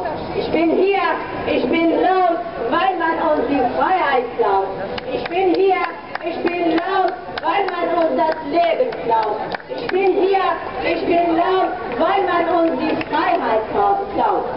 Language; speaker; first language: German; non-native, fluent; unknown